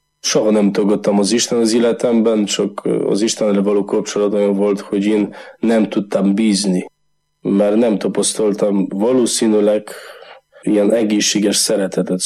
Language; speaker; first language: Hungarian; non-native, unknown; Polish